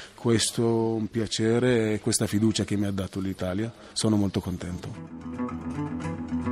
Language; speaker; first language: Italian; non-native, fluent; Arabic